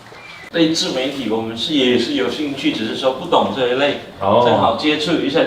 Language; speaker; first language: Chinese; native; Chinese